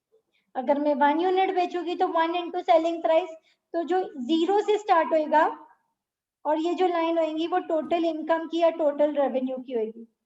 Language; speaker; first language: Hindi; native; Hindi